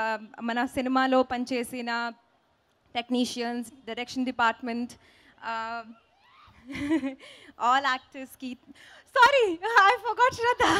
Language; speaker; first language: Telugu; non-native, learner; Hindi